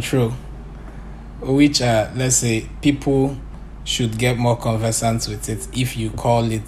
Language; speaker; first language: English; non-native, local second language; Igbo